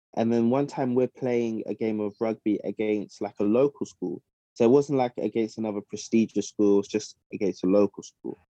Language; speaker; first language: English; native; English